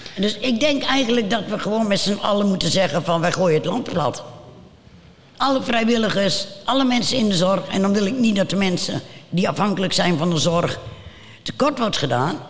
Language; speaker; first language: Dutch; native; Dutch